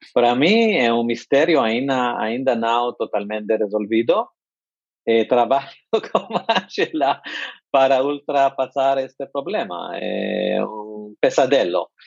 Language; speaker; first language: Portuguese; non-native, fluent; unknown